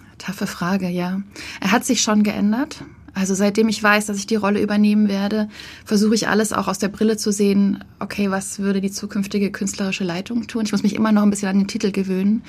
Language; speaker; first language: German; native; German